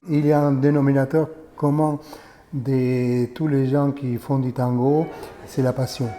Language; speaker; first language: French; non-native, fluent; Spanish